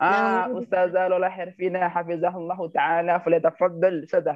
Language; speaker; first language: Arabic; non-native, learner; Indonesian